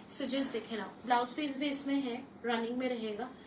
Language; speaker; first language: Hindi; non-native, local second language; Bangla